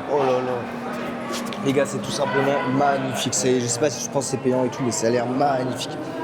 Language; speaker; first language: French; native; French